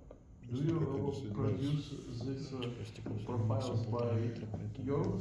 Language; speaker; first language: English; non-native, learner; Russian